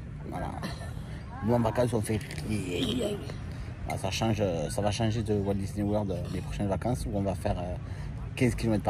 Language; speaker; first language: French; native; French